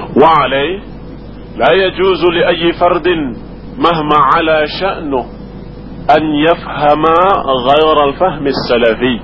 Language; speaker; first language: Arabic; non-native, fluent; Indonesian